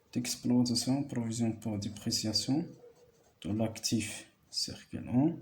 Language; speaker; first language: French; non-native, local second language; Arabic